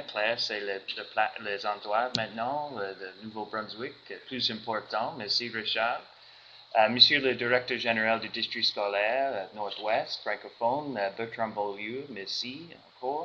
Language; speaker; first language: French; non-native, learner; English